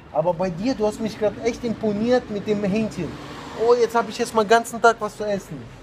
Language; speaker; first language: German; non-native, fluent; Russian